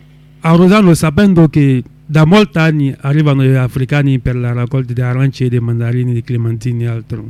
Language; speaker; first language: Italian; non-native, local second language; French